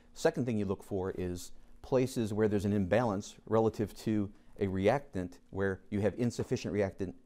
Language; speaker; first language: English; native; English